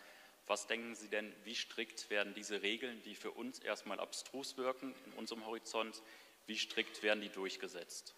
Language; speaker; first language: German; native; German